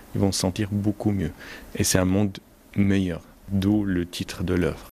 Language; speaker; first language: French; non-native, fluent; Arabic